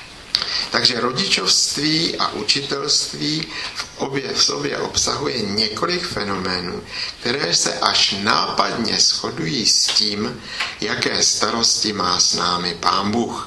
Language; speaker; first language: Czech; native; Czech